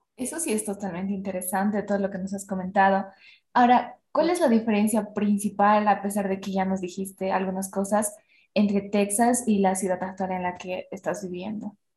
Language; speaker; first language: Spanish; native; Spanish